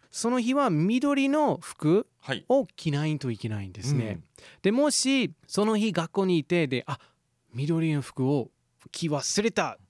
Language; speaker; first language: Japanese; non-native, fluent; English